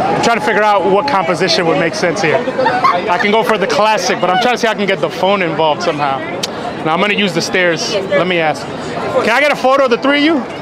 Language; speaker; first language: English; native; English